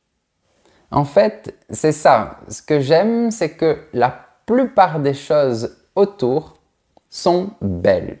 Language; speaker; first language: French; native; French